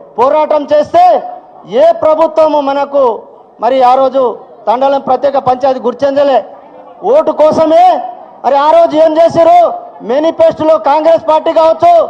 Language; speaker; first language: Telugu; non-native, local second language; Lambadi